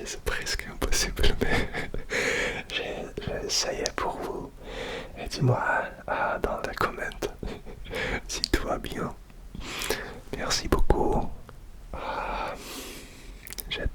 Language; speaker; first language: French; non-native, learner; Russian